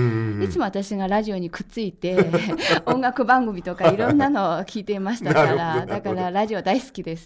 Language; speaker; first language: Japanese; non-native, fluent; Chinese